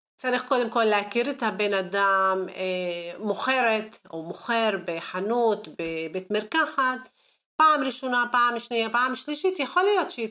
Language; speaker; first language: Hebrew; non-native, local second language; Arabic